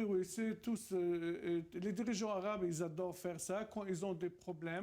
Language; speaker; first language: French; non-native, fluent; Arabic